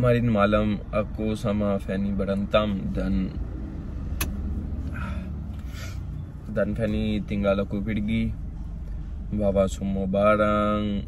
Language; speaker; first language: Indonesian; non-native, fluent; Urdu